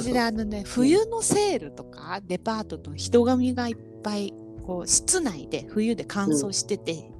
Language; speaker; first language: Japanese; native; Japanese